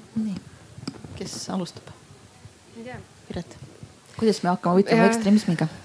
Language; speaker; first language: Estonian; non-native, local second language; Russian